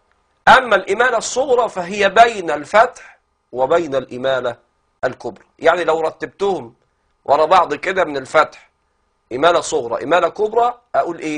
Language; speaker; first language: Arabic; native; Arabic